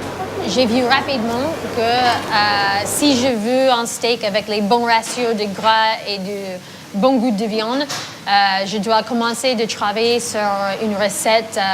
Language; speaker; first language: French; non-native, fluent; English